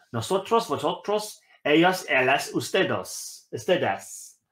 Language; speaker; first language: Spanish; non-native, learner; English